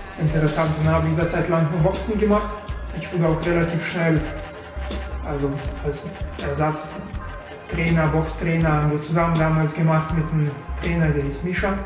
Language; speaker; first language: German; non-native, fluent; Russian